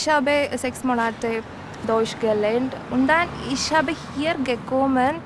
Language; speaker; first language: German; non-native, learner; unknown